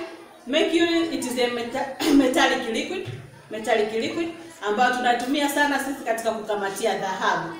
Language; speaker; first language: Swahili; native; Swahili